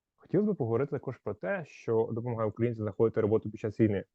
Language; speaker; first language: Ukrainian; native; Ukrainian